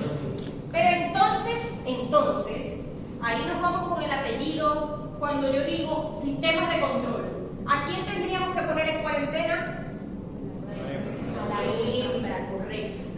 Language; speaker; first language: Spanish; native; Spanish